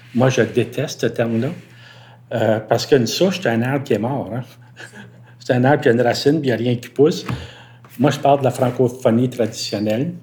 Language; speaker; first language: French; native; French